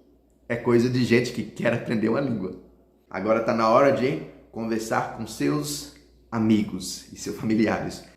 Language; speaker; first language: Portuguese; early bilingual, heritage; Portuguese